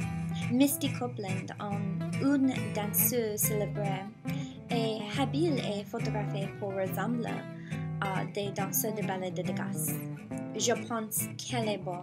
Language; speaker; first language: French; non-native, learner; English